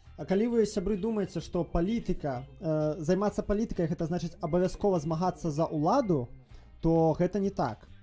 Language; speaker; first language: Belarusian; native; Belarusian